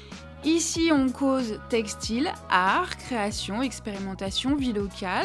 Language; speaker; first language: French; native; French